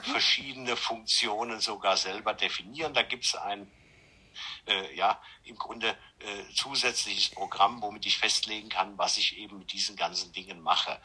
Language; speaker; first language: German; native; German